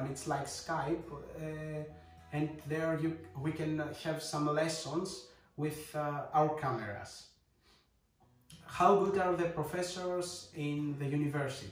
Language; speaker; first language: English; non-native, fluent; Greek